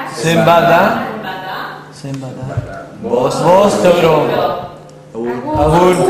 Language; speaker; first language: Basque; non-native, learner; Spanish